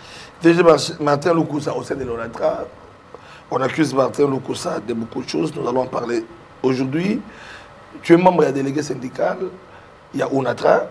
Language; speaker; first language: French; non-native, local second language; Lingala